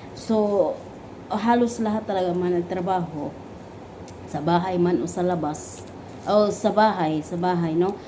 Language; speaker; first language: Filipino; non-native, local second language; Cebuano